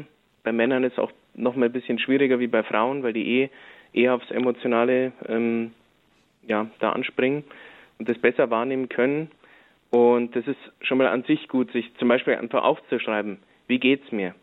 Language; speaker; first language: German; native; German